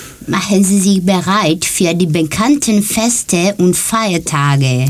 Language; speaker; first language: German; non-native, learner; Greek